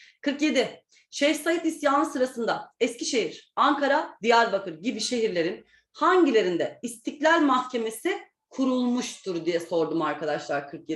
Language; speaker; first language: Turkish; native; Turkish